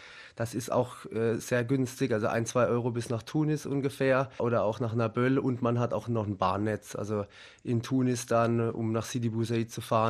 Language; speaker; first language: German; native; German